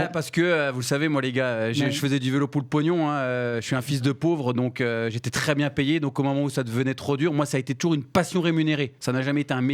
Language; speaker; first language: French; native; French